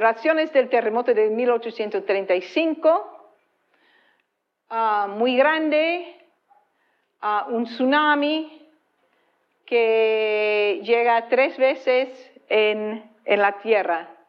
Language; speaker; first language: Spanish; non-native, fluent; English